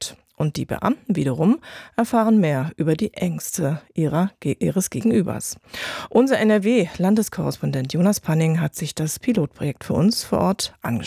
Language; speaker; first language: German; native; German